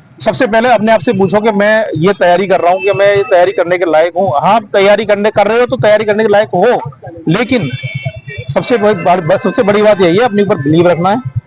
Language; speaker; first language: Hindi; native; Hindi